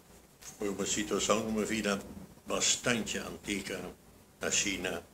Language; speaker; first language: Portuguese; non-native, fluent; Dutch